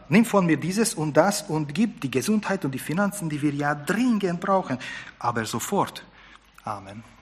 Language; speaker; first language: German; non-native, fluent; Hungarian